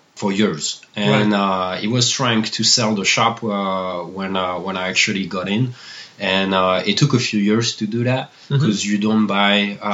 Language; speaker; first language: English; non-native, fluent; French